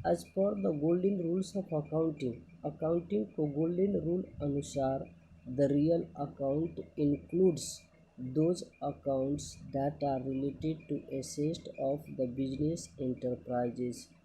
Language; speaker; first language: English; non-native, local second language; Nepali